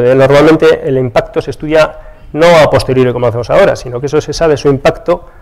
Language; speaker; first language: Spanish; native; Spanish